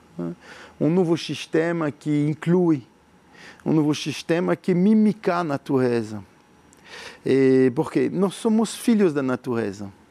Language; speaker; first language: Portuguese; non-native, fluent; French